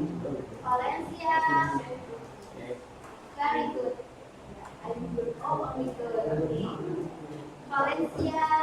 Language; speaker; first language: English; non-native, learner; Indonesian